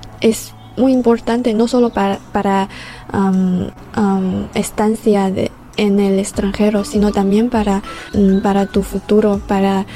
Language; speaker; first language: Spanish; non-native, fluent; Chinese